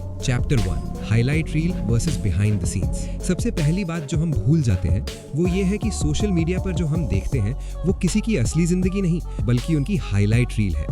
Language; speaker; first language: Hindi; native; Hindi